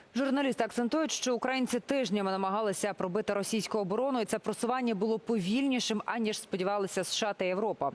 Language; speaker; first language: Ukrainian; native; Ukrainian